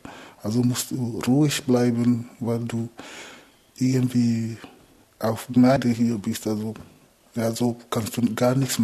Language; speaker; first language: German; non-native, learner; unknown